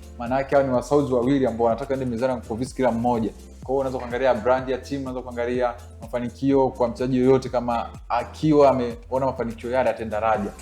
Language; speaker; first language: Swahili; native; Swahili